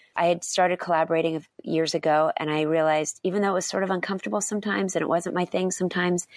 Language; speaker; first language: English; native; English